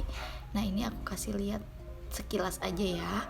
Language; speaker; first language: Indonesian; native; Indonesian